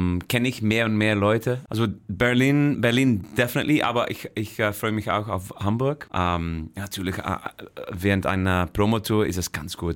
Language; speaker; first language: German; non-native, fluent; Dutch